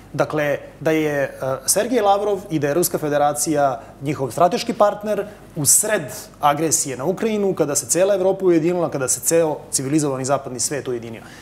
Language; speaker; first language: Serbian; native; Serbian